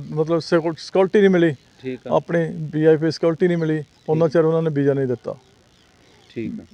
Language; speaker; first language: Punjabi; early bilingual, heritage; Norwegian